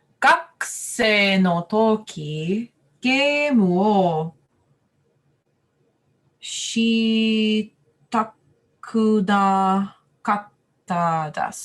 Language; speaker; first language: Japanese; non-native, learner; English